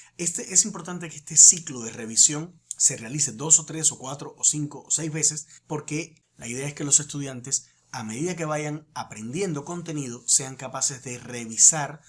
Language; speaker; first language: Spanish; native; Spanish